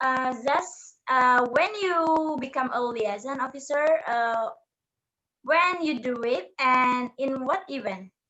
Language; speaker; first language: English; non-native, learner; Indonesian